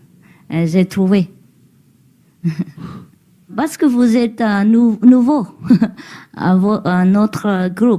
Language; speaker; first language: French; non-native, learner; Vietnamese